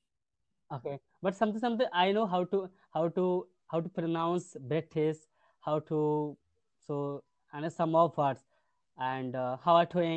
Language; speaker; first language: English; non-native, learner; Hindi